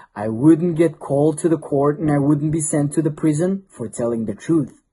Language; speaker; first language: English; non-native, fluent; Kazakh